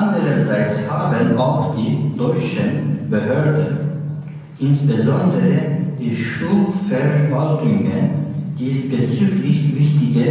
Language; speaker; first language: German; non-native, learner; Turkish